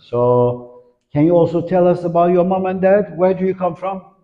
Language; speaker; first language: English; non-native, fluent; Turkish